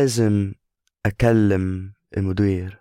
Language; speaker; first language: Arabic; non-native, learner; English